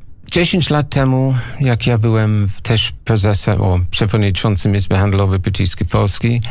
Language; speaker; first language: Polish; non-native, learner; English